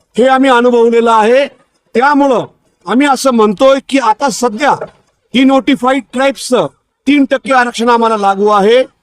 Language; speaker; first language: Marathi; non-native, local second language; Lambadi